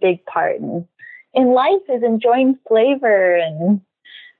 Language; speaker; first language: English; native; English